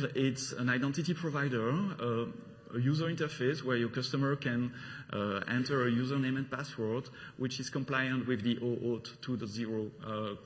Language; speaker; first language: English; non-native, fluent; French